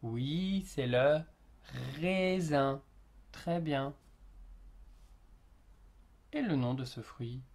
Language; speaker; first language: French; native; French